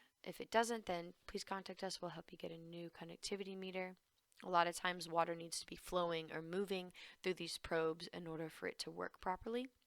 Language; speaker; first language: English; native; English